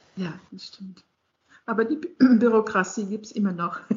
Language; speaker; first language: German; non-native, fluent; English